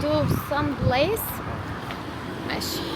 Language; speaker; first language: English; non-native, learner; Arabic